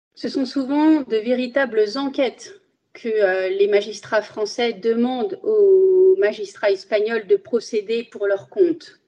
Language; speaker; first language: French; early bilingual, other home language; Spanish